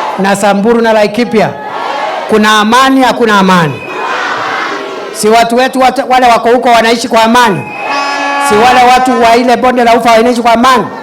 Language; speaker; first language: Swahili; non-native, local second language; Meru